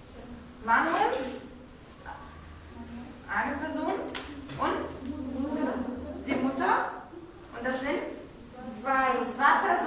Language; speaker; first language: German; non-native, fluent; Arabic